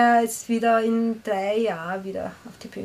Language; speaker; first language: German; non-native, learner; Korean